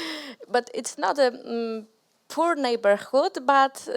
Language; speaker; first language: English; non-native, learner; Polish